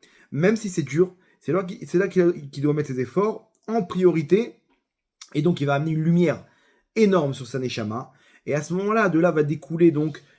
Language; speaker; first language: French; native; French